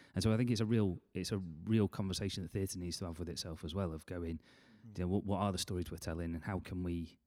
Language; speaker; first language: English; native; English